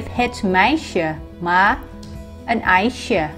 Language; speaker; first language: Dutch; non-native, fluent; Vietnamese